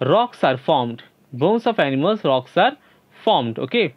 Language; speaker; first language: English; non-native, local second language; Bangla